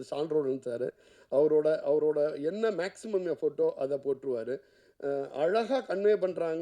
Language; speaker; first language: Tamil; native; Tamil